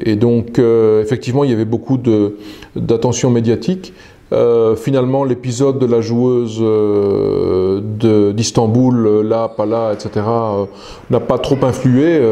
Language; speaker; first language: French; native; French